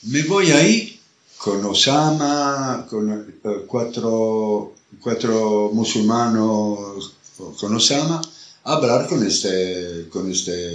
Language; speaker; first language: Spanish; non-native, learner; Italian